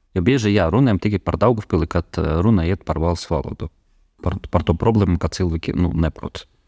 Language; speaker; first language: Latvian; non-native, local second language; Russian